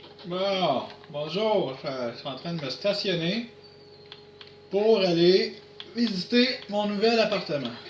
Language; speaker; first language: French; native; French